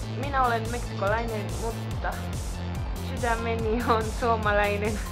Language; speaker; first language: Finnish; non-native, learner; Spanish